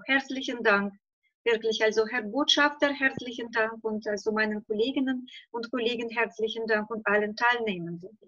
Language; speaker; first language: German; non-native, fluent; Russian